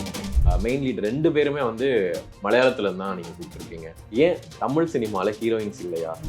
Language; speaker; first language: Tamil; native; Tamil